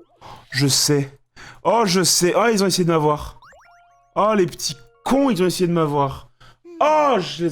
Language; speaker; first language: French; native; French